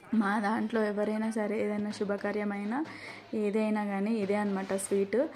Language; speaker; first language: Telugu; non-native, local second language; Lambadi